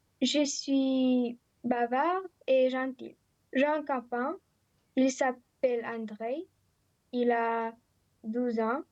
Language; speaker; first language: French; non-native, learner; Romanian